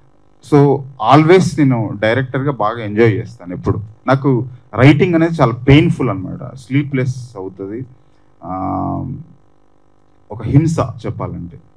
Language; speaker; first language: Telugu; native; Telugu